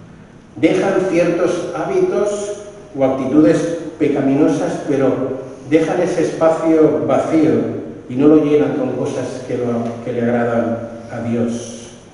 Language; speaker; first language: Spanish; native; Spanish